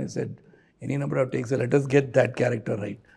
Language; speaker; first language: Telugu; non-native, fluent; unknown